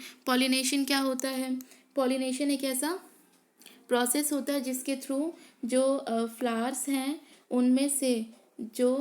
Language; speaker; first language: Hindi; native; Hindi